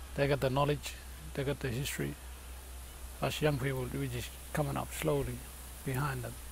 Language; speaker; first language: English; native; English